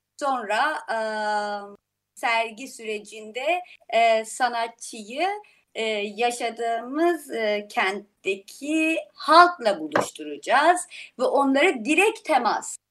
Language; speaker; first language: Turkish; non-native, fluent; Persian